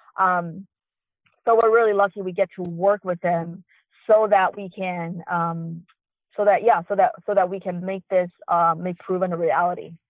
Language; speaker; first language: English; early bilingual, other home language; Chinese